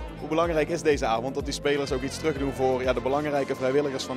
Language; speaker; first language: Dutch; native; Dutch